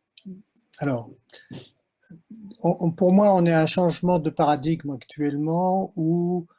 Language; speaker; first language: French; native; French